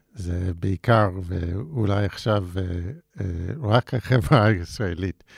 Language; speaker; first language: Hebrew; non-native, fluent; English